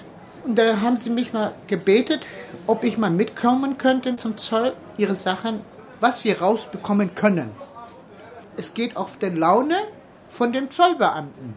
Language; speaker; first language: German; early bilingual, other home language; Turkish